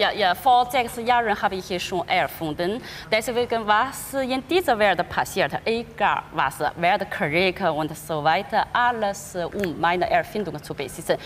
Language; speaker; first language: German; non-native, fluent; Chinese